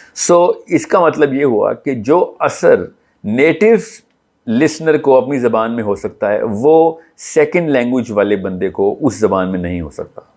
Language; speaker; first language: Urdu; native; Urdu